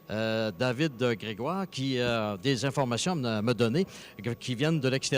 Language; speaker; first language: French; native; French